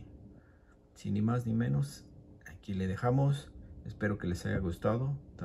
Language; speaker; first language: Spanish; native; Spanish